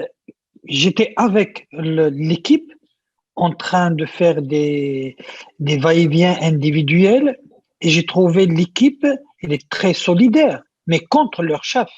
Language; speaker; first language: French; non-native, local second language; Arabic